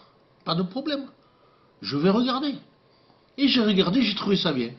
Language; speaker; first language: French; native; French